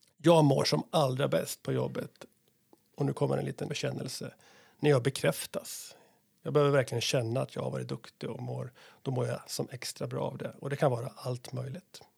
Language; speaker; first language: Swedish; native; Swedish